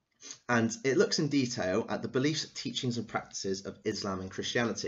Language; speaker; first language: English; native; English